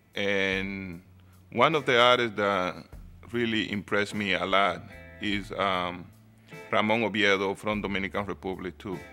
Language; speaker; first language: English; non-native, fluent; Spanish